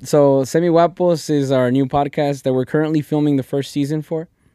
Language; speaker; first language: English; early bilingual, other home language; Spanish